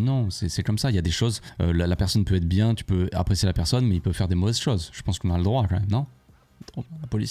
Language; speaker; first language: French; native; French